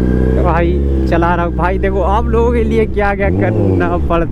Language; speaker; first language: Hindi; native; Hindi